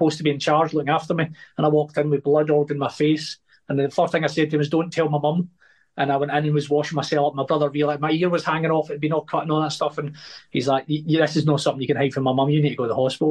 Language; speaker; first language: English; native; English